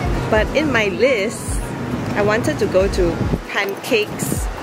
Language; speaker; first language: English; non-native, local second language; Chinese